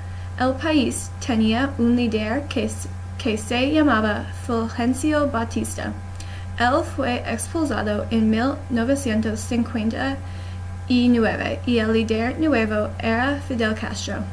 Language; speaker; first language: Spanish; non-native, learner; English